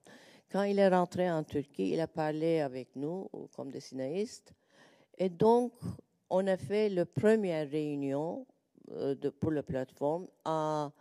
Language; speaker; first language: French; non-native, learner; Turkish